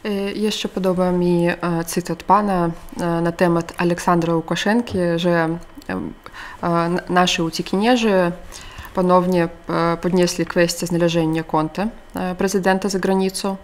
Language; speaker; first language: Polish; non-native, fluent; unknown